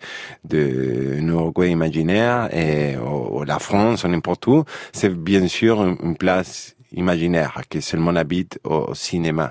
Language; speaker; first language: French; non-native, fluent; Spanish